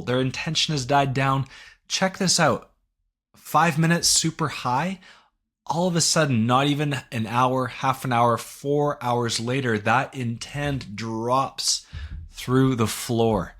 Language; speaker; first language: English; native; English